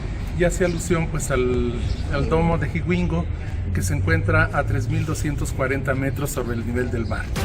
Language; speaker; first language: Spanish; native; Spanish